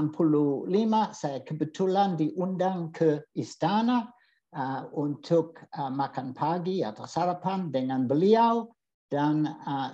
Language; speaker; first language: Indonesian; non-native, fluent; English